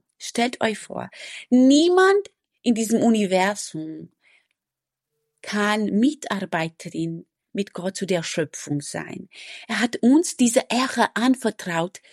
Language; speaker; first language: German; non-native, fluent; Romanian